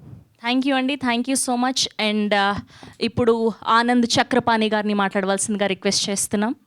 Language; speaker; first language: Telugu; native; Telugu